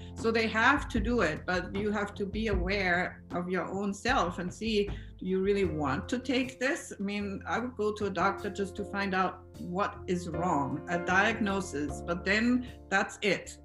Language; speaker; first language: English; non-native, fluent; German